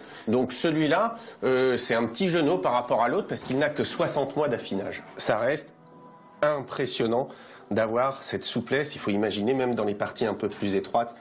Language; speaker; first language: French; native; French